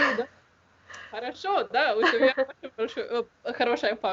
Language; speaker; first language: Russian; non-native, learner; Slovenian